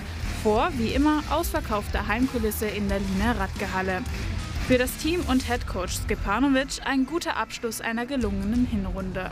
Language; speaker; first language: German; native; German